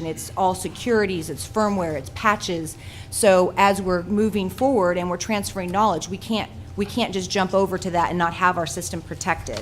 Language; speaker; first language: English; native; English